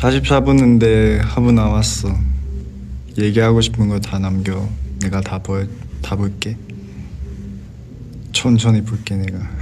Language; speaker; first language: Korean; non-native, fluent; Chinese